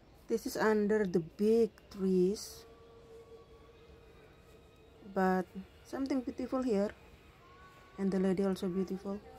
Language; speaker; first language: English; non-native, learner; Indonesian